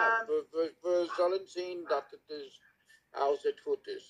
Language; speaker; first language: Dutch; non-native, learner; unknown